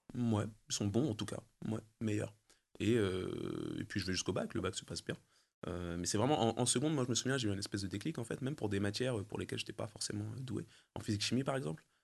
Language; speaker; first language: French; early bilingual, other home language; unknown